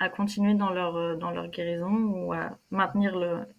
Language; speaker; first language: French; native; French